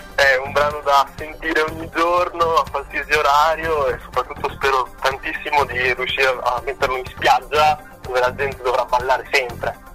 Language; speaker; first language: Italian; early bilingual, other home language; Spanish